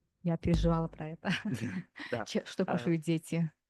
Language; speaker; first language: Russian; non-native, fluent; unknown